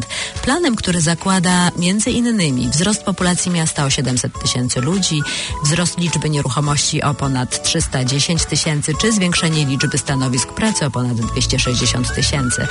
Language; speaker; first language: Polish; native; Polish